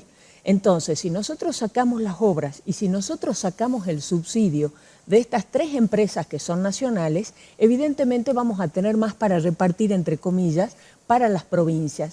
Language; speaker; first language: Spanish; native; Spanish